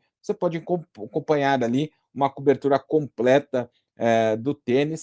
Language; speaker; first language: Portuguese; native; Portuguese